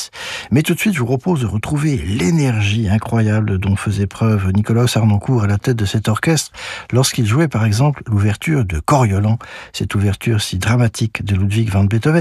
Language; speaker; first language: French; native; French